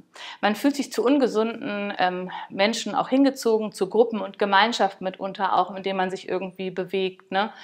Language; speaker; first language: German; native; German